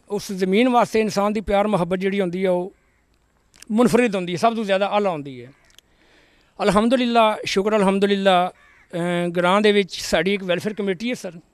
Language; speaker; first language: Punjabi; native; Punjabi